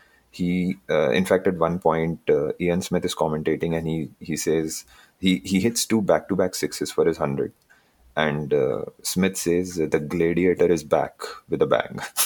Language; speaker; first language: English; non-native, local second language; Hindi